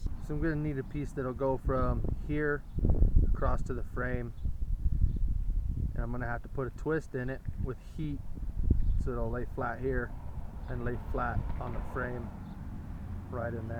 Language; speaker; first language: English; native; English